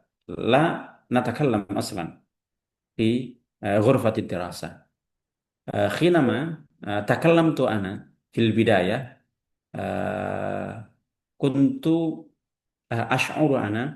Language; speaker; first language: Arabic; non-native, fluent; Indonesian